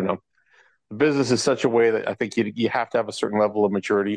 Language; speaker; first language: English; native; English